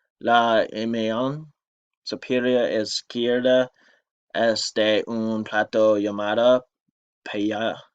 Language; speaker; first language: Spanish; non-native, learner; English